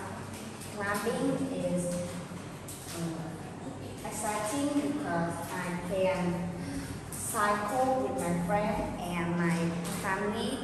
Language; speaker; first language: English; non-native, learner; Vietnamese